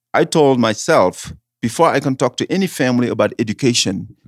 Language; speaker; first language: English; non-native, fluent; Wolof